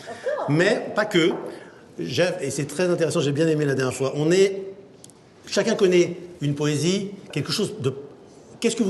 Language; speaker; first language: French; native; French